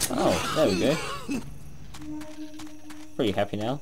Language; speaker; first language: English; native; English